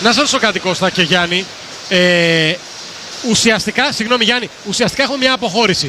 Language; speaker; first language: Greek; native; Greek